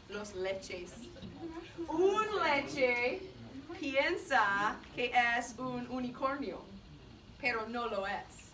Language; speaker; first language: Spanish; non-native, fluent; English